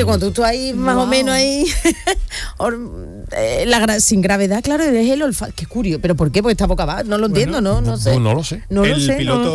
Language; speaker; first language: Spanish; native; Spanish